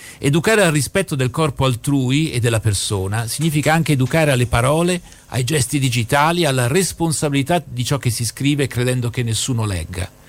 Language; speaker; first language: Italian; native; Italian